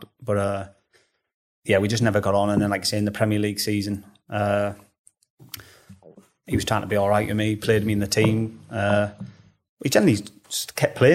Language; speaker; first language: English; native; English